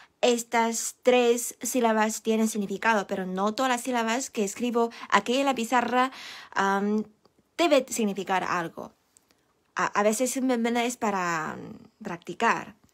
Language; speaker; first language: Spanish; non-native, fluent; Chinese